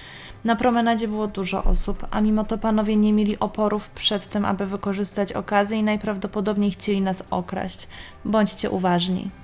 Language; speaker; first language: Polish; native; Polish